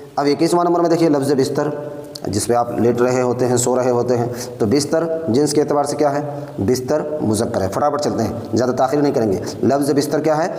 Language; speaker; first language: Urdu; native; Urdu